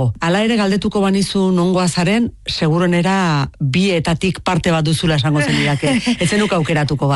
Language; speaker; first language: Basque; native; Basque